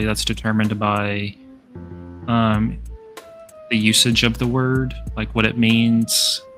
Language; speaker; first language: English; native; English